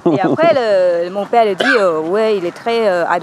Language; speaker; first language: French; non-native, learner; Thai